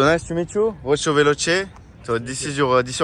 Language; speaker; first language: English; non-native, learner; French